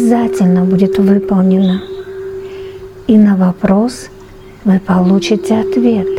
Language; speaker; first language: Russian; native; Russian